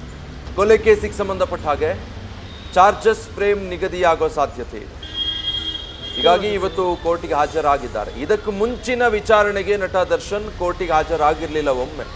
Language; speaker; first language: Kannada; native; Kannada